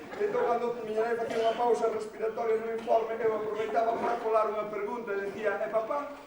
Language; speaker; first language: Galician; native; Galician